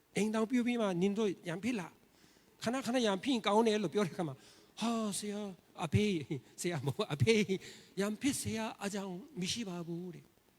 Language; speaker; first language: Burmese; non-native, learner; Korean